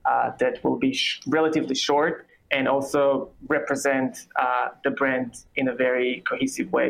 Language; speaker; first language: English; non-native, fluent; Hebrew